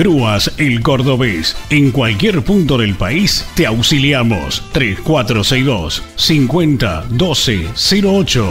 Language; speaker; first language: Spanish; native; Spanish